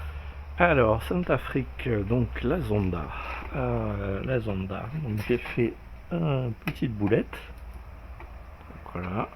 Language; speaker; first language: French; native; French